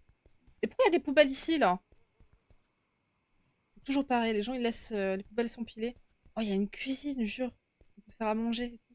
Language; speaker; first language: French; native; French